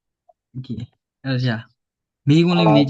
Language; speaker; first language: Korean; non-native, fluent; Burmese